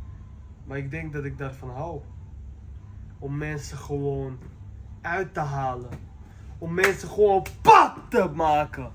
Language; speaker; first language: Dutch; early bilingual, other home language; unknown